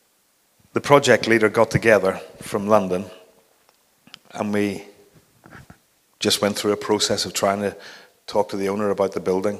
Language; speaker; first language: English; native; English